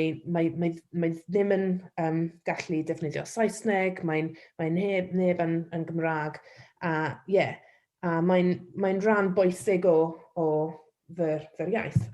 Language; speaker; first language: Welsh; non-native, local second language; English